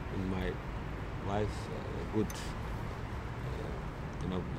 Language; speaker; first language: English; non-native, learner; Uzbek